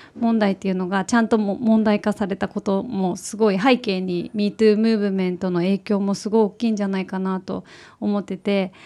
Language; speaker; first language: Japanese; native; Japanese